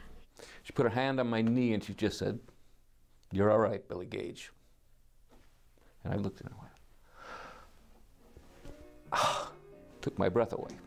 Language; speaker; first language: English; native; English